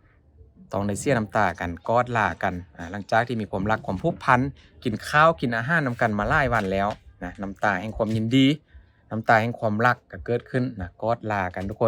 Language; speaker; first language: Thai; non-native, local second language; Northeastern Thai